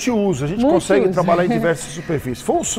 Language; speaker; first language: Portuguese; native; Portuguese